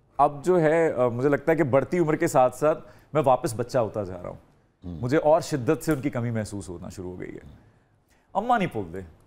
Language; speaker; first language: Urdu; non-native, local second language; Punjabi